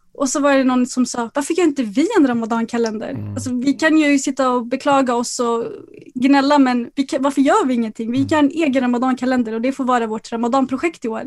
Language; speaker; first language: Swedish; early bilingual, other home language; Arabic